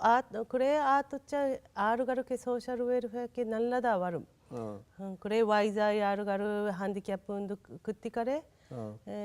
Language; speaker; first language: Malayalam; non-native, learner; Japanese